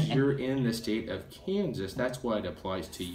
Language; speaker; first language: English; native; English